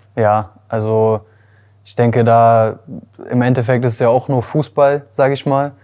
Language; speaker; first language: German; native; German